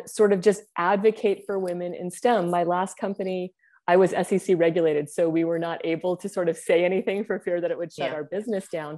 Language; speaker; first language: English; native; English